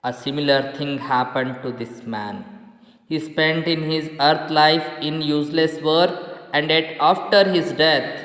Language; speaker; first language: English; non-native, local second language; Kannada